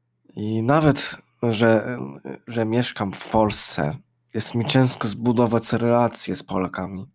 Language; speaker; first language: Polish; early bilingual, heritage; English